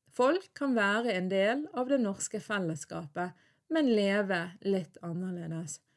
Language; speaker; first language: Norwegian; native; Norwegian